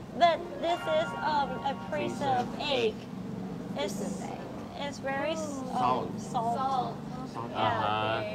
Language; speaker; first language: English; non-native, learner; Thai